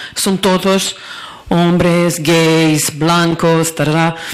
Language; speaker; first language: Spanish; non-native, learner; Portuguese